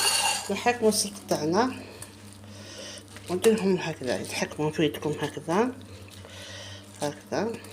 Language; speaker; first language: Arabic; native; Arabic